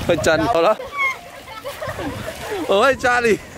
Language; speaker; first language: Chinese; non-native, learner; Vietnamese